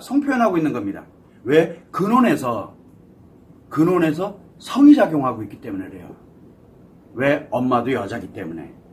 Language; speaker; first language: Korean; native; Korean